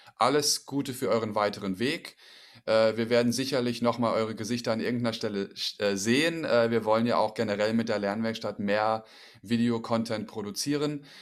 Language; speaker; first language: German; native; German